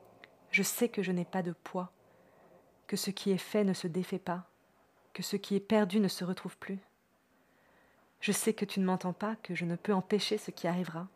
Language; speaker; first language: French; native; French